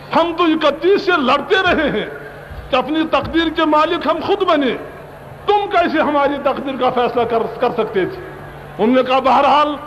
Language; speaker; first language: Urdu; non-native, local second language; Kashmiri